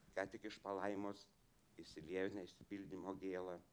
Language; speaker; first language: French; non-native, fluent; Lithuanian